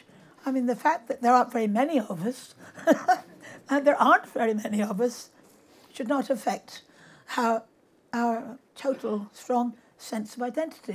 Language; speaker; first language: English; native; English